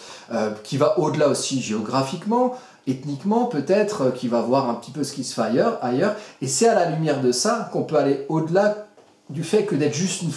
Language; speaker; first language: French; native; French